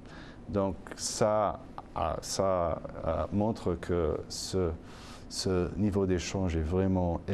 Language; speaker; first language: French; non-native, fluent; English